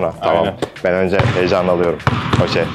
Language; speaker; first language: Turkish; native; Turkish